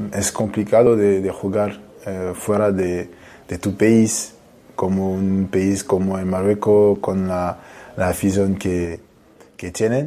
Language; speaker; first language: Spanish; non-native, fluent; French